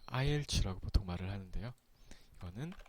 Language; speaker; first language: Korean; native; Korean